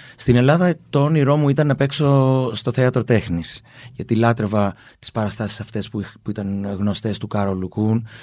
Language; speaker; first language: Greek; early bilingual, other home language; English